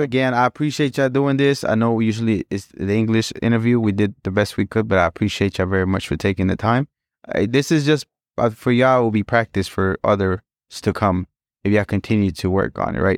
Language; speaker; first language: English; early bilingual, other home language; Spanish